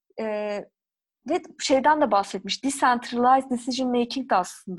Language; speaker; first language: Turkish; native; Turkish